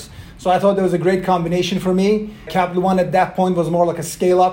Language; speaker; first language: English; non-native, fluent; Swedish